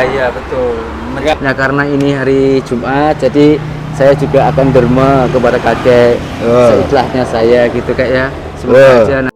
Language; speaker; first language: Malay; non-native, local second language; Javanese